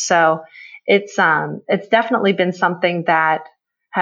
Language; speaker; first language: English; native; English